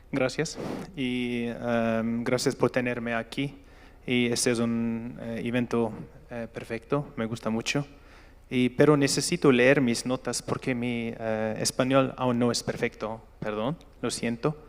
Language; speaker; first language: Spanish; non-native, learner; Turkish